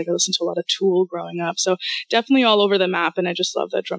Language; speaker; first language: English; non-native, fluent; Russian